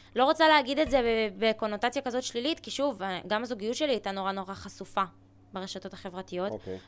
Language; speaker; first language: Hebrew; early bilingual, other home language; Russian